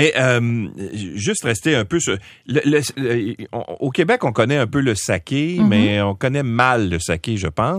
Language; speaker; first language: French; native; French